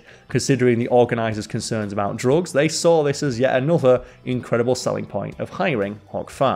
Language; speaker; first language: English; native; English